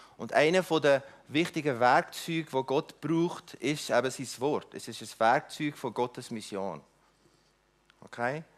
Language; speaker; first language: German; non-native, fluent; Afrikaans